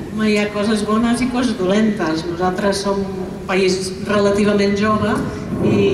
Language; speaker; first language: Catalan; non-native, fluent; English